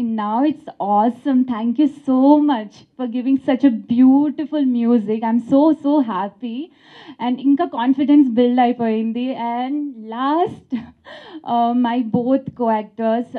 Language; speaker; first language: Telugu; non-native, learner; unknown